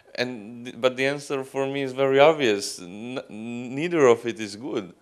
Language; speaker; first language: English; non-native, fluent; Croatian